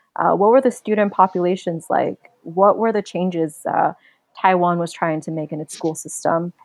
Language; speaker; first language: English; native; English